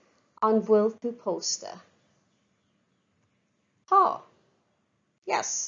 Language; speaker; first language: Irish; non-native, fluent; English